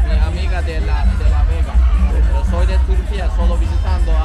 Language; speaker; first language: Spanish; non-native, learner; Turkish